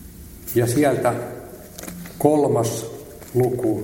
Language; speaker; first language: Finnish; native; Finnish